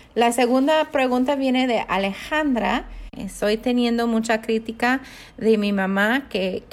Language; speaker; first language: Spanish; non-native, fluent; English